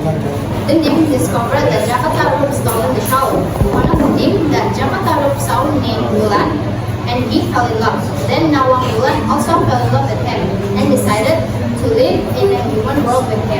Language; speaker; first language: English; non-native, learner; Indonesian